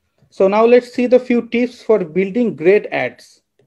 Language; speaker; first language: English; non-native, local second language; Bangla